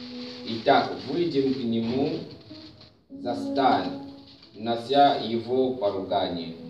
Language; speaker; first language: Russian; non-native, fluent; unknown